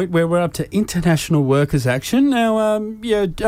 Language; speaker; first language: English; native; English